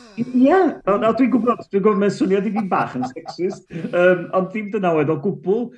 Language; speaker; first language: Welsh; native; Welsh